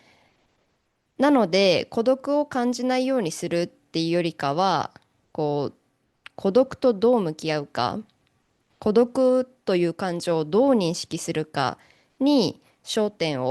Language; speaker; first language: Japanese; native; Japanese